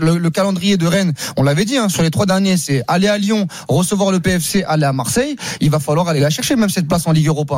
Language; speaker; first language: French; native; French